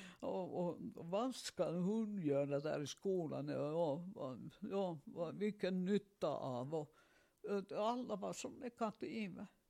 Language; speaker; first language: Swedish; non-native, fluent; Finnish